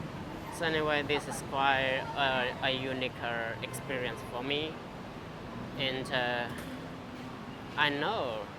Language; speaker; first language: English; non-native, fluent; Chinese